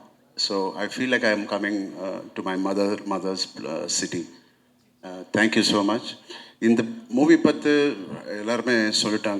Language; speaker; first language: Tamil; non-native, local second language; Telugu